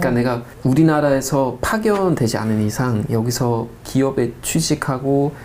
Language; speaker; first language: Korean; non-native, fluent; German